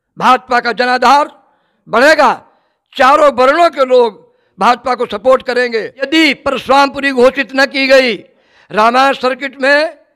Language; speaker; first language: Hindi; native; Hindi